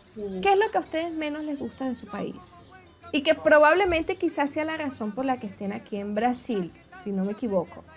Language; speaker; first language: Spanish; native; Spanish